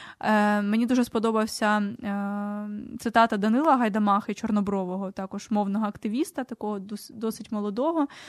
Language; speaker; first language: Ukrainian; native; Ukrainian